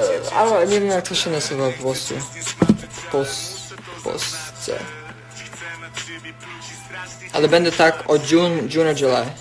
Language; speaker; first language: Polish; early bilingual, heritage; English